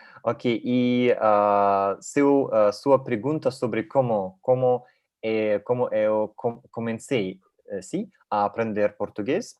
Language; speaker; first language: Portuguese; non-native, learner; Russian